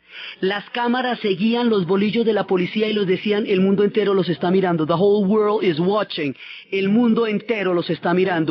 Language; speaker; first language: Spanish; native; Spanish